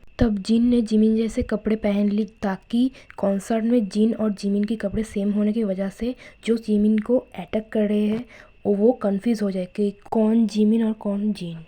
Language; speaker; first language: Hindi; non-native, local second language; Bangla